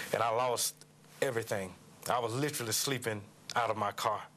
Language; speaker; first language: English; native; English